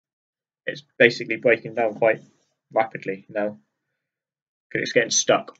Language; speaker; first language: English; native; English